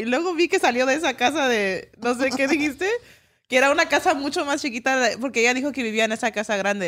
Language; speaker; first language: Spanish; early bilingual, heritage; Spanish